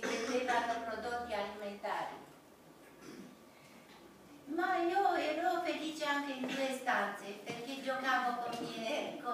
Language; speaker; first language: Italian; non-native, fluent; Romanian